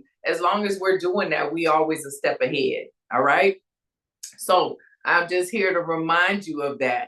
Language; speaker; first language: English; native; English